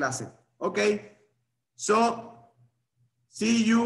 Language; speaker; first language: English; non-native, fluent; Spanish